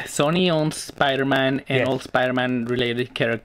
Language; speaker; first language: English; native; English